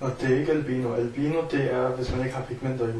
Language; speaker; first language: Danish; native; Danish